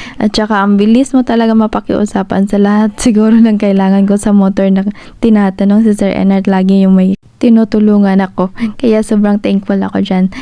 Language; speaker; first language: Filipino; non-native, local second language; Cebuano